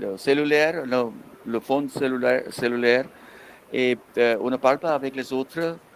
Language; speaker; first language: French; non-native, fluent; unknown